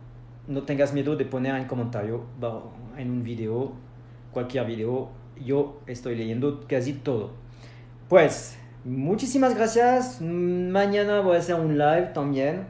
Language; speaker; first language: Spanish; non-native, fluent; French